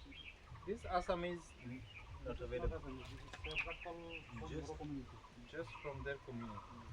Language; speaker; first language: English; non-native, learner; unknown